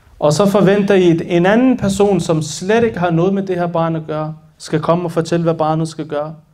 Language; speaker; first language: Danish; early bilingual, other home language; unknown